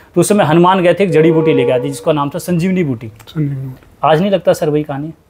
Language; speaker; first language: Hindi; native; Hindi